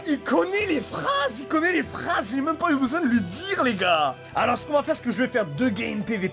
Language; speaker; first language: French; native; French